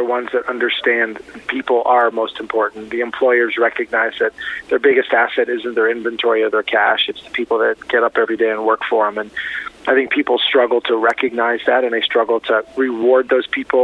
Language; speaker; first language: English; native; English